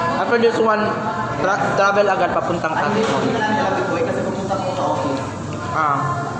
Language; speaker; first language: Filipino; non-native, local second language; Cebuano